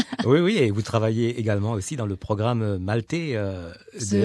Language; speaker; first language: French; native; French